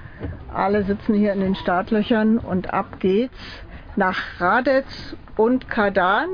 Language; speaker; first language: German; native; German